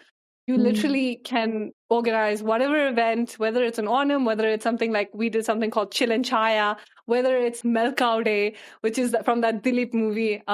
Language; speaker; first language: English; early bilingual, other home language; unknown